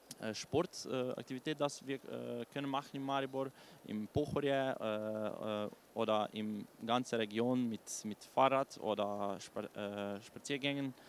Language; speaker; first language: German; non-native, learner; Slovenian